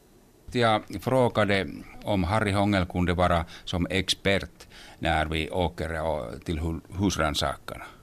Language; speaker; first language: Swedish; non-native, local second language; Finnish